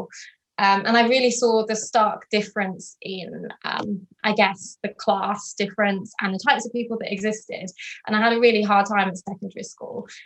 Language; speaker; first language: English; native; English